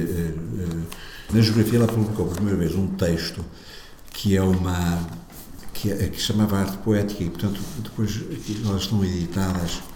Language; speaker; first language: Portuguese; native; Portuguese